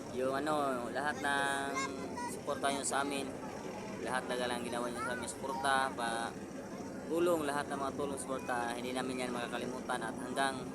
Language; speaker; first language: Filipino; non-native, local second language; Cebuano